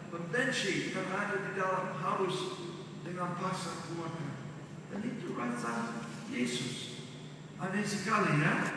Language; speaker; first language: Indonesian; non-native, fluent; English